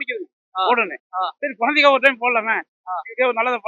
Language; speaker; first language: Tamil; non-native, local second language; Telugu